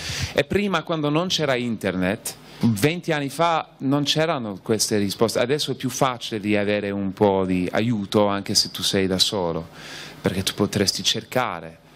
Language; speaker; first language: Italian; non-native, fluent; English